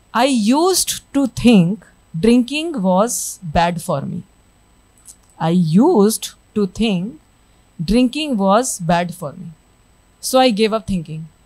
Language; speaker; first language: Hindi; native; Hindi